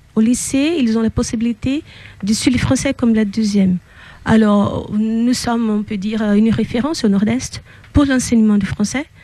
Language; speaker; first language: French; non-native, fluent; Portuguese